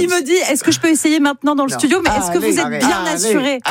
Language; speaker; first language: French; native; French